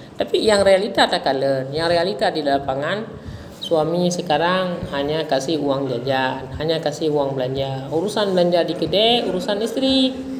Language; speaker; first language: Indonesian; non-native, local second language; Achinese